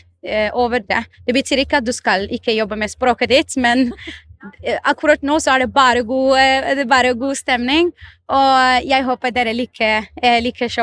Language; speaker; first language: Norwegian; non-native, fluent; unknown